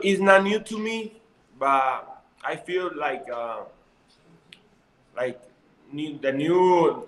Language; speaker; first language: English; non-native, learner; Spanish